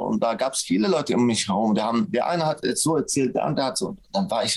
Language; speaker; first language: German; non-native, fluent; Arabic